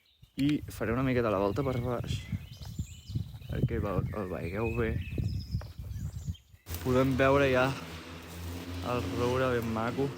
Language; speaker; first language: Catalan; native; Catalan